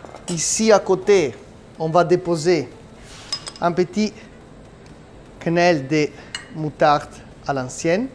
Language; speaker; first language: French; non-native, learner; Italian